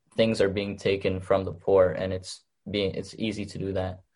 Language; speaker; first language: English; early bilingual, other home language; Arabic